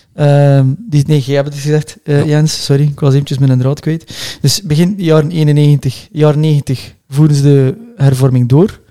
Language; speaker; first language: Dutch; native; Dutch